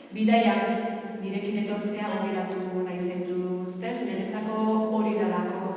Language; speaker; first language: Basque; native; Basque